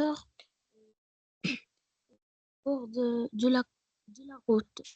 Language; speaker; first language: French; non-native, learner; Arabic